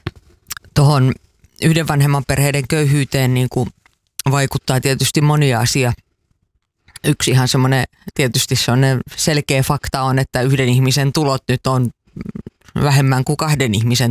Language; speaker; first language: Finnish; native; Finnish